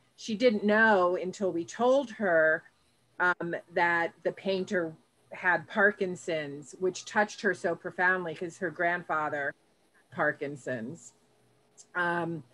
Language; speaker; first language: English; native; English